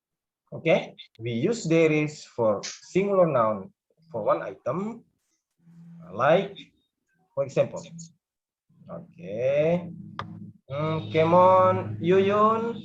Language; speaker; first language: English; non-native, learner; Indonesian